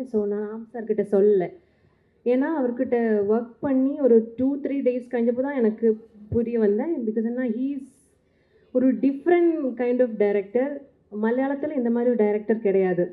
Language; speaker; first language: Tamil; non-native, learner; Malayalam